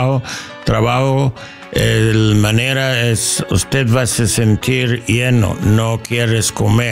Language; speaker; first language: Spanish; non-native, learner; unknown